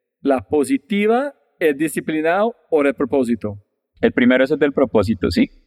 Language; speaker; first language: Spanish; non-native, fluent; English